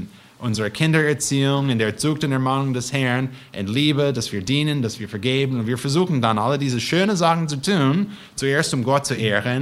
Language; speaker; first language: German; non-native, fluent; English